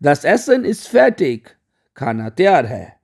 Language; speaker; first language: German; non-native, fluent; Urdu